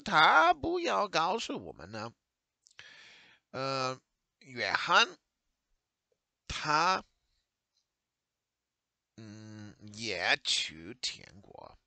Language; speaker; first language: Chinese; non-native, learner; English